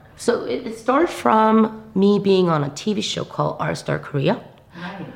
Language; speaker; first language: English; non-native, fluent; Korean